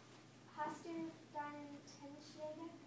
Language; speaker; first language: German; non-native, learner; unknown